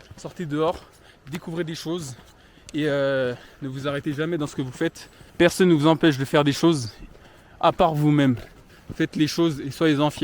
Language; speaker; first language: French; native; French